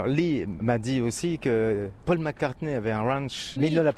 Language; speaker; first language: French; native; French